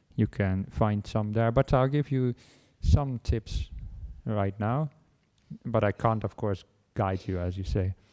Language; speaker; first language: English; non-native, fluent; Dutch